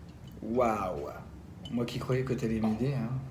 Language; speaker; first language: French; native; French